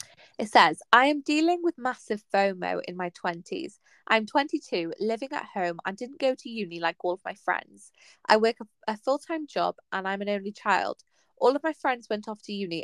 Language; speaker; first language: English; native; English